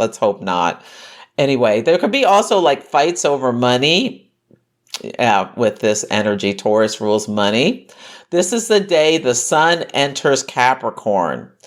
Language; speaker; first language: English; native; English